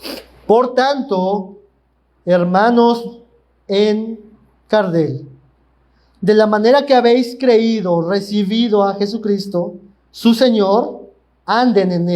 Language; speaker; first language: Spanish; native; Spanish